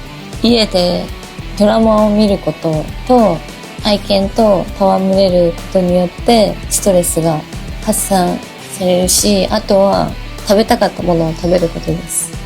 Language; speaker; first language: Japanese; native; Japanese